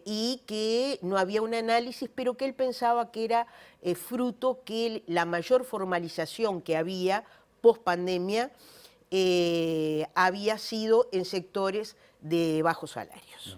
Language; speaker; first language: Spanish; native; Spanish